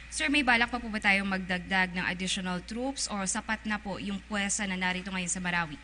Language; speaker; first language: Filipino; native; Filipino